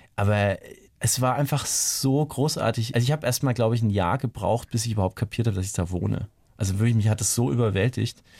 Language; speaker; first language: German; native; German